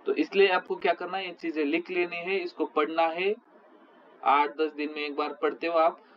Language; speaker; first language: Hindi; non-native, local second language; Marathi